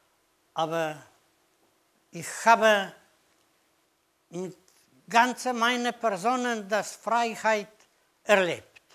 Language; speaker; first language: German; non-native, learner; Polish